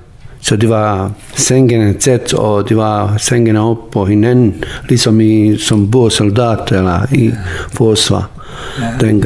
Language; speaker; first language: Danish; non-native, learner; Bosnian